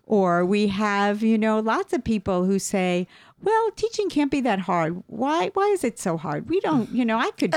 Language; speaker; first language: English; native; English